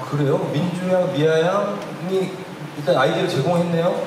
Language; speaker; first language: Korean; native; Korean